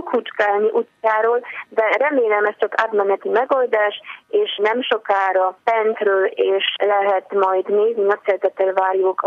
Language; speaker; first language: Hungarian; non-native, fluent; Polish